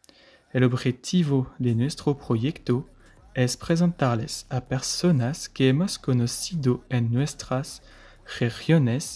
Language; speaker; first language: Spanish; non-native, learner; French